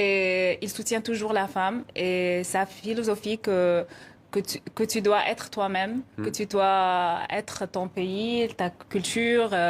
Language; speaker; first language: French; non-native, fluent; Arabic